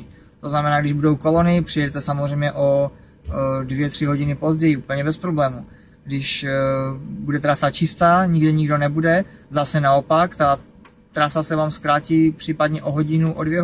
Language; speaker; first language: Czech; native; Czech